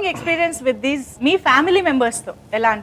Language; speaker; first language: Telugu; native; Telugu